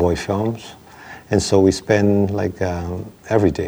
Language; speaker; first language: English; non-native, local second language; Wu Chinese